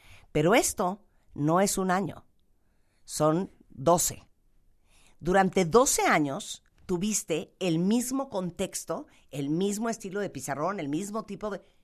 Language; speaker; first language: Spanish; native; Spanish